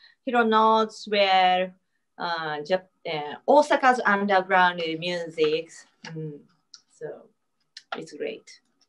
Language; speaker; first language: English; non-native, learner; Japanese